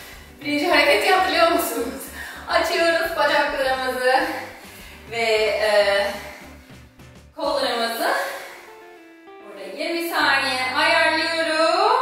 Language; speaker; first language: Turkish; non-native, fluent; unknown